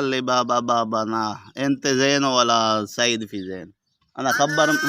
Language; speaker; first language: Arabic; non-native, learner; Urdu